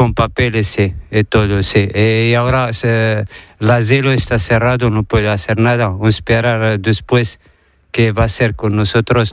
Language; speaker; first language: Spanish; non-native, learner; Arabic